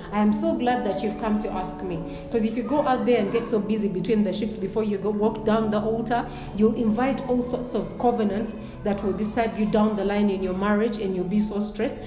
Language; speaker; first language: English; non-native, local second language; Ganda